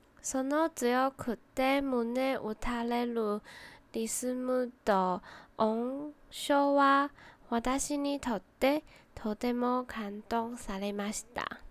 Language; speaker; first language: Japanese; non-native, learner; Chinese